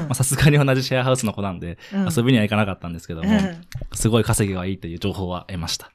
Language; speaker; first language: Japanese; native; Japanese